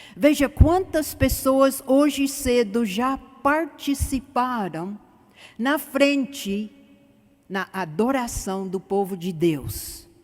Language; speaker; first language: Portuguese; non-native, fluent; English